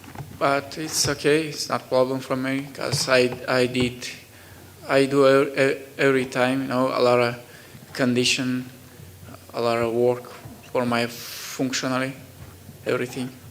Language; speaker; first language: English; non-native, learner; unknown